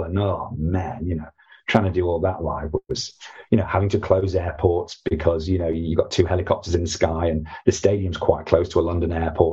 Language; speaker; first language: English; native; English